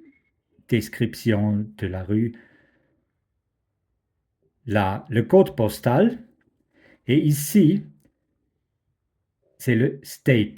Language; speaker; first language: French; non-native, fluent; German